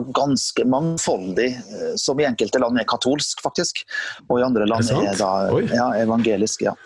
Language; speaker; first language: Norwegian; native; Norwegian